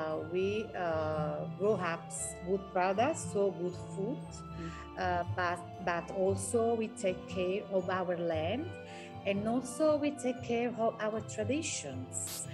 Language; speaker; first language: English; non-native, learner; Italian